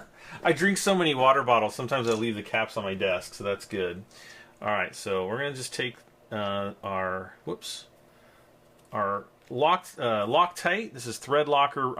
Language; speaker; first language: English; native; English